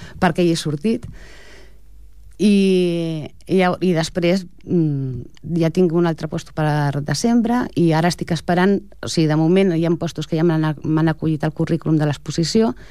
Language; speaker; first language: Catalan; native; Catalan